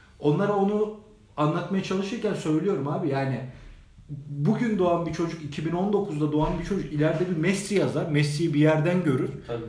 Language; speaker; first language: Turkish; native; Turkish